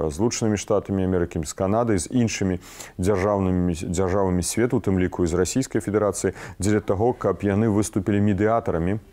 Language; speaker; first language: Belarusian; native; Belarusian